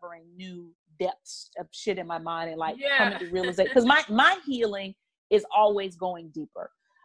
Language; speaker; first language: English; native; English